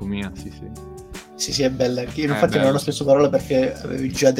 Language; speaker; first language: Italian; native; Italian